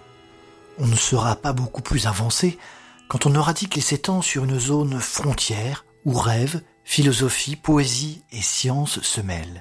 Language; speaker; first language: French; native; French